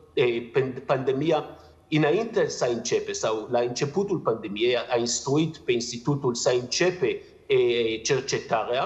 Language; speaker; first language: Romanian; non-native, learner; Hebrew